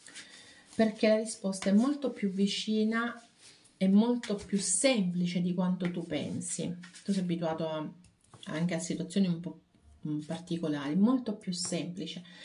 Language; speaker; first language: Italian; native; Italian